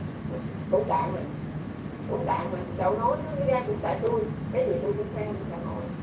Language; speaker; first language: Vietnamese; native; Vietnamese